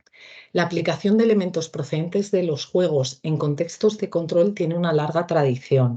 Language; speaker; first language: Spanish; native; Spanish